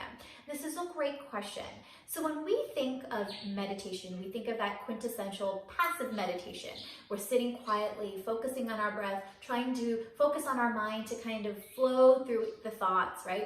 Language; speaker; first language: English; native; English